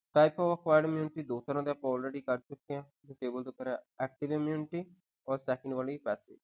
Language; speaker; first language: Hindi; non-native, local second language; Punjabi